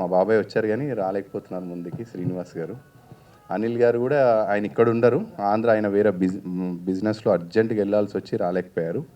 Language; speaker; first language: Telugu; native; Telugu